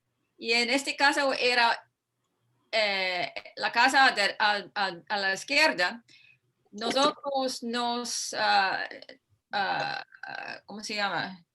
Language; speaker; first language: Spanish; non-native, fluent; English